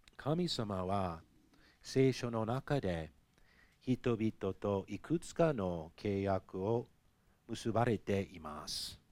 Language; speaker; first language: Japanese; non-native, fluent; English